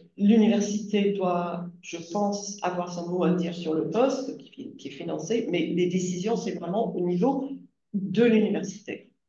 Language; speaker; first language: French; non-native, fluent; English